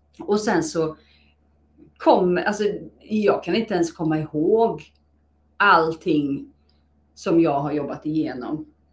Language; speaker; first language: Swedish; native; Swedish